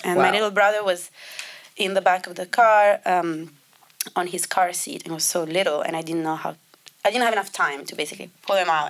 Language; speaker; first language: English; non-native, fluent; Italian